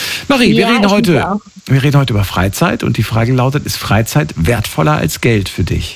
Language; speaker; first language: German; native; German